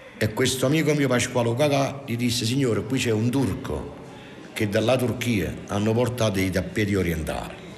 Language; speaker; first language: Italian; native; Italian